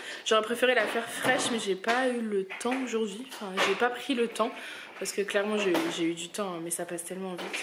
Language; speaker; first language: French; native; French